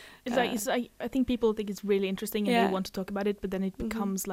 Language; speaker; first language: English; non-native, fluent; Norwegian